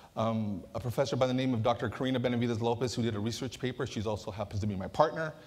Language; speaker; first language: English; native; English